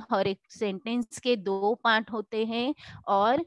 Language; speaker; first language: Hindi; non-native, local second language; Marathi